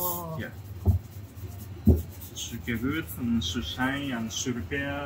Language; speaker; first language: English; non-native, learner; Japanese